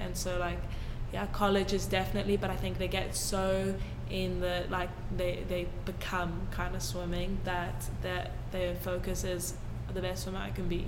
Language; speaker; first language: English; native; English